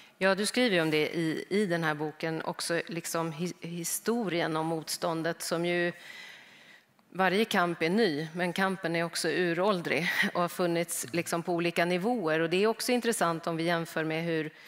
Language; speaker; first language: Swedish; native; Swedish